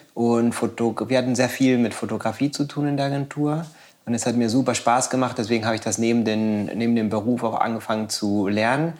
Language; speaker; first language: German; non-native, fluent; Spanish